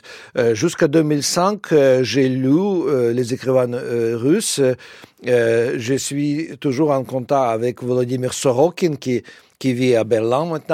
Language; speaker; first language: French; non-native, fluent; Russian